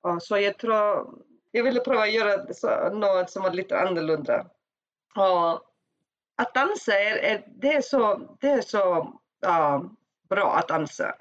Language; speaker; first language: Swedish; non-native, learner; Icelandic